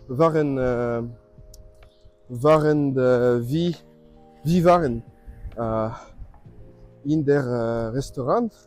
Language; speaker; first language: German; non-native, learner; French